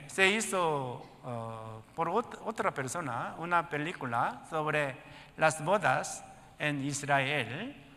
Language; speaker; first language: Spanish; non-native, learner; Korean